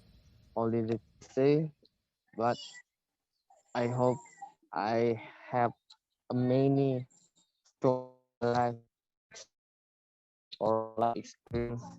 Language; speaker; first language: English; non-native, learner; Indonesian